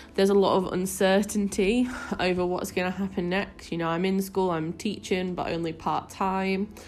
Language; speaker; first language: English; native; English